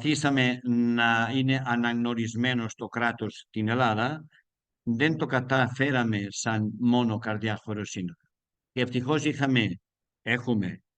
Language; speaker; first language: Greek; non-native, learner; Spanish